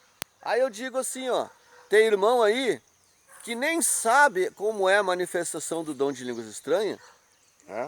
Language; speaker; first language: Portuguese; native; Portuguese